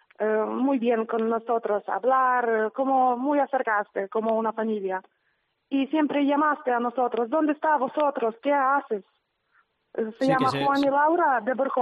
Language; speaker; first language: Spanish; non-native, learner; Ukrainian